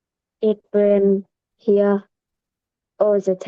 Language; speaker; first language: English; non-native, learner; Vietnamese